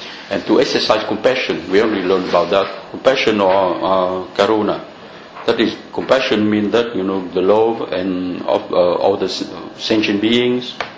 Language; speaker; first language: English; non-native, fluent; Vietnamese